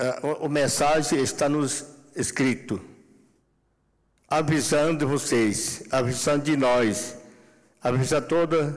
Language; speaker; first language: Portuguese; non-native, local second language; Yanomámi